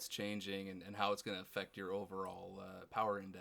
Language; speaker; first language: English; native; English